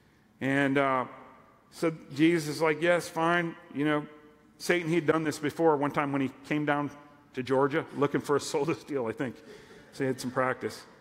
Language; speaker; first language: English; native; English